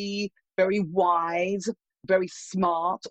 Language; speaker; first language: English; native; English